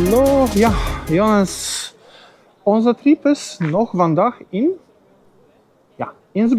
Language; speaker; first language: Dutch; non-native, learner; Polish